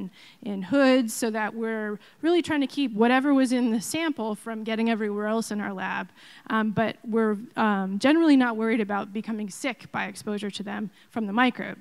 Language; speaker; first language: English; native; English